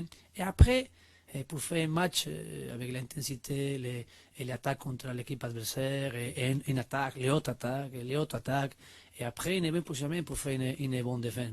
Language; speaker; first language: French; non-native, learner; Spanish